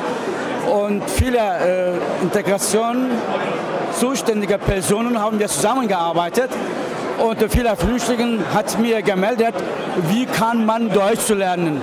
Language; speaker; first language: German; non-native, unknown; Turkish